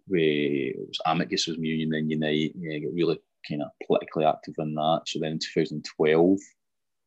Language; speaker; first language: English; native; English